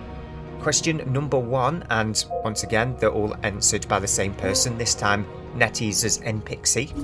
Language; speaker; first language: English; native; English